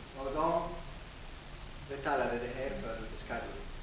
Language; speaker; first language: Swedish; non-native, learner; Spanish